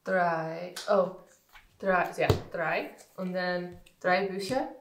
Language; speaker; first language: German; non-native, learner; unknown